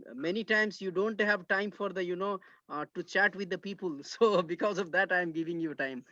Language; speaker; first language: English; non-native, local second language; Hindi